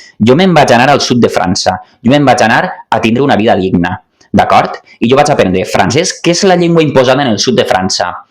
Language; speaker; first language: Catalan; native; Catalan